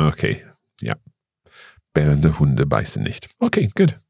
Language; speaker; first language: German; non-native, learner; English